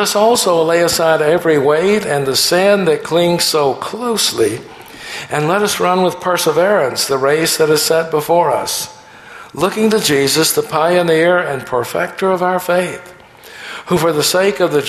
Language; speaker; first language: English; native; English